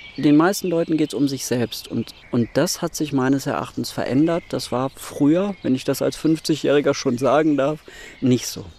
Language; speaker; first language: German; native; German